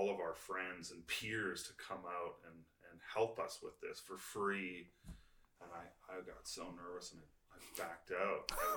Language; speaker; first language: English; native; English